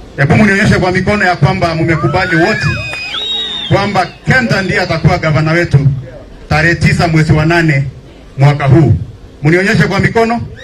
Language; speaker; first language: Swahili; non-native, local second language; Masai